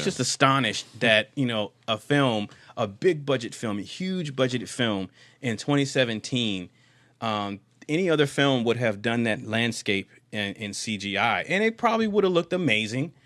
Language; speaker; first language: English; native; English